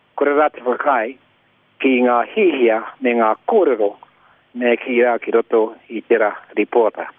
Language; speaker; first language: Māori; native; Māori